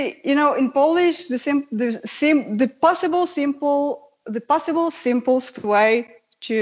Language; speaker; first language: English; non-native, fluent; Polish